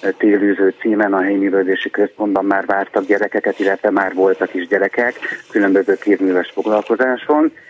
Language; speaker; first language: Hungarian; native; Hungarian